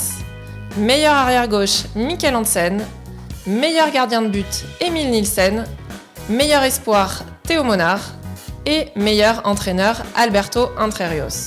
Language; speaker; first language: French; native; French